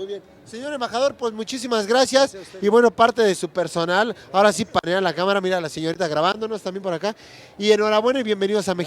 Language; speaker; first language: Spanish; native; Spanish